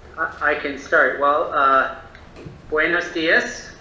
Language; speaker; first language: English; native; English